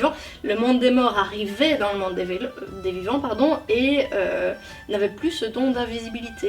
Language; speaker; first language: French; native; French